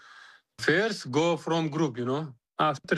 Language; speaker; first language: English; non-native, learner; Uzbek